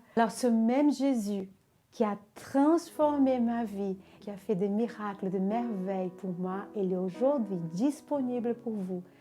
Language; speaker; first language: French; non-native, fluent; Portuguese